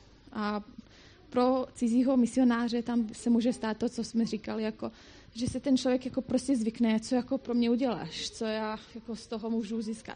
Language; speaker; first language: Czech; non-native, fluent; Croatian